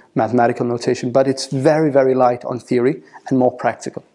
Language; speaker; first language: English; non-native, fluent; Danish